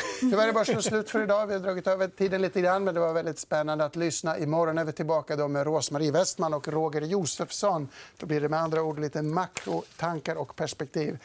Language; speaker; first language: Swedish; native; Swedish